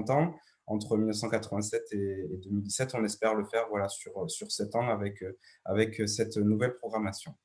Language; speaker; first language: French; native; French